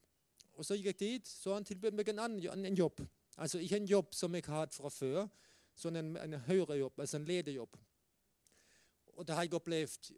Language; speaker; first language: Norwegian; non-native, fluent; German